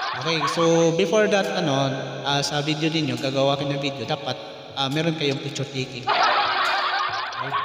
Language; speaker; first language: Filipino; non-native, local second language; Cebuano